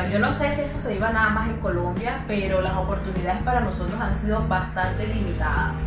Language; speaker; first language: Spanish; native; Spanish